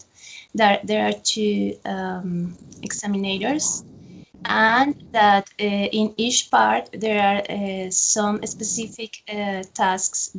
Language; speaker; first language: English; non-native, fluent; Spanish